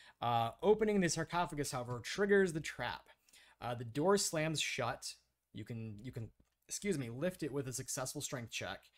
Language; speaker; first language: English; native; English